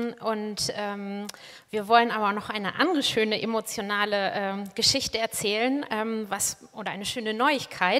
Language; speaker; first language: German; native; German